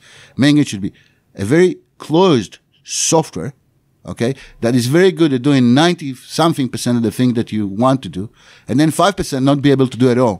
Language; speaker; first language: English; non-native, fluent; Hebrew